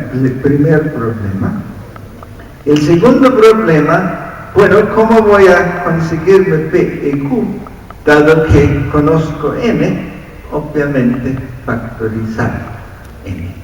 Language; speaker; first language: Spanish; non-native, fluent; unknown